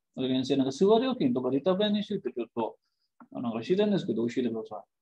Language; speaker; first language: Japanese; non-native, fluent; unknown